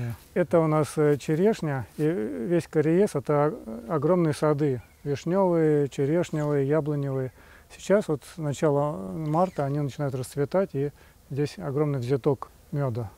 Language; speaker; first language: Russian; native; Russian